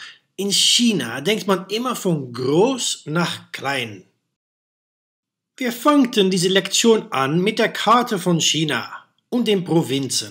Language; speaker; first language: German; non-native, fluent; Dutch